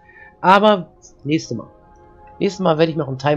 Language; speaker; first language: German; native; German